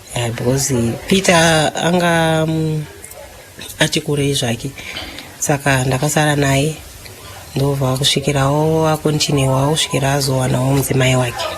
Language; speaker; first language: Shona; non-native, fluent; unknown